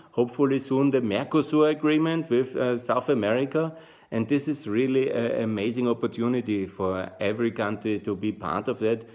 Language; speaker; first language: English; non-native, fluent; German